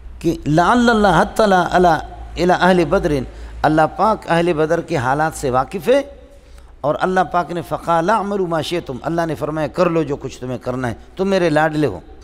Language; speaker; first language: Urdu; non-native, local second language; Baluchi